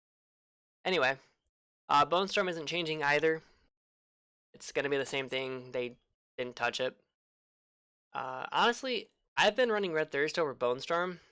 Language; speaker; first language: English; native; English